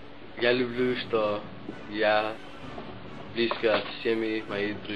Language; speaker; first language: Russian; non-native, learner; English